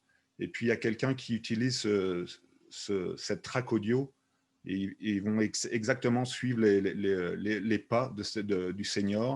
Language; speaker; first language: French; native; French